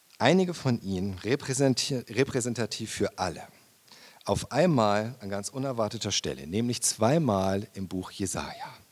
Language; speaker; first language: German; native; German